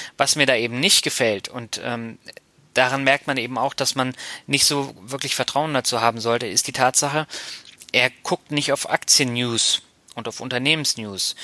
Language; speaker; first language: German; native; German